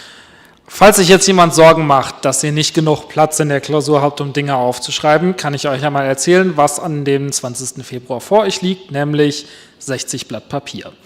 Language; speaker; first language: German; native; German